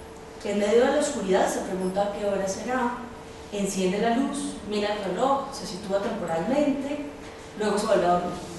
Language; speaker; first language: Spanish; native; Spanish